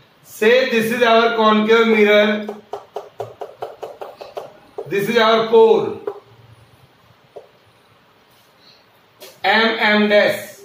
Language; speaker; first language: English; non-native, local second language; Hindi